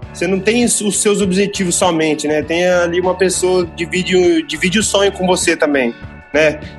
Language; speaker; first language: Portuguese; native; Portuguese